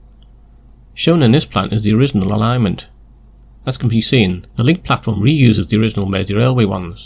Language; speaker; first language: English; native; English